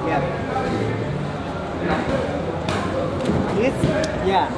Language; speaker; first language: English; non-native, learner; Thai